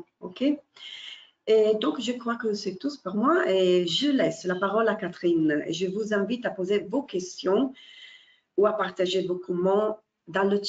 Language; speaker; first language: French; non-native, fluent; Italian